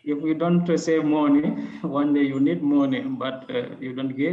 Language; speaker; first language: English; non-native, learner; French